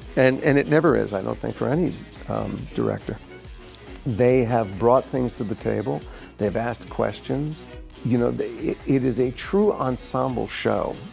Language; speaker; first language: English; native; English